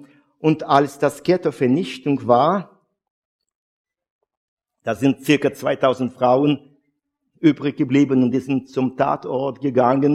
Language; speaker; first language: German; non-native, fluent; Russian